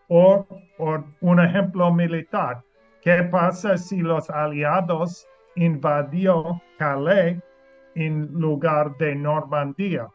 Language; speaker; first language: Spanish; non-native, learner; English